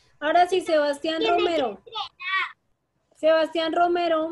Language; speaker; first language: Spanish; native; Spanish